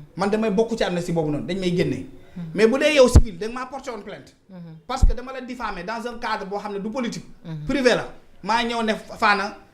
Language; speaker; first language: Wolof; non-native, local second language; Fula